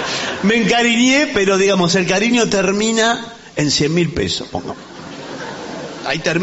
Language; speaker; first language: Spanish; native; Spanish